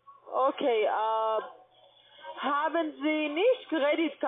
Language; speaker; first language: German; non-native, learner; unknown